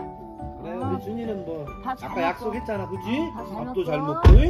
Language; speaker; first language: Korean; native; Korean